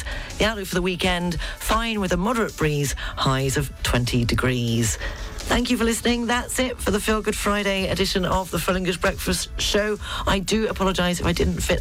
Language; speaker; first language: English; native; English